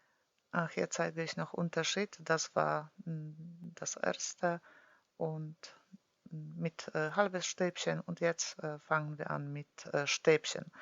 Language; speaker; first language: German; non-native, fluent; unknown